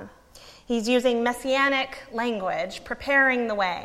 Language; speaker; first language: English; native; English